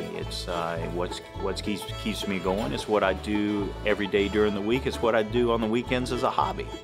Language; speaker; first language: English; native; English